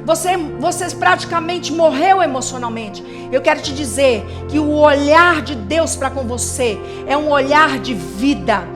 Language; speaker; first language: Portuguese; native; Portuguese